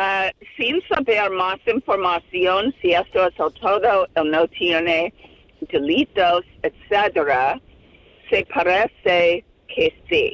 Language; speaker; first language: Spanish; non-native, learner; English